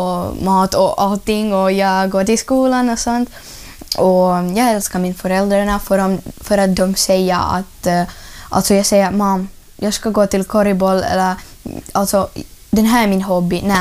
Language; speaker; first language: Swedish; non-native, learner; Russian